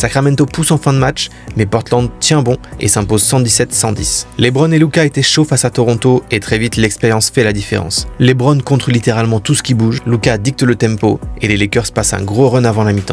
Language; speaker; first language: French; native; French